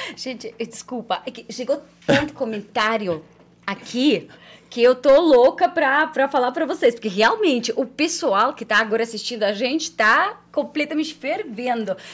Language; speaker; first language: Portuguese; non-native, fluent; Ukrainian